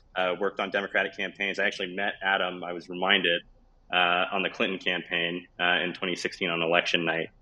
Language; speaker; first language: English; native; English